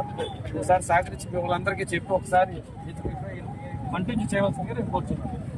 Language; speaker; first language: Telugu; native; Telugu